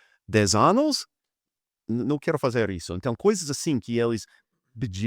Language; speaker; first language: Portuguese; non-native, fluent; English